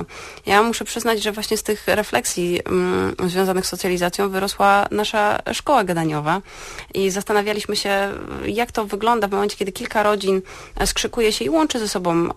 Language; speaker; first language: Polish; native; Polish